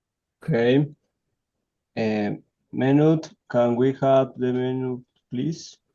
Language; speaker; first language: English; non-native, learner; Spanish